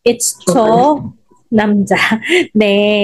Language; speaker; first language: Korean; non-native, fluent; Filipino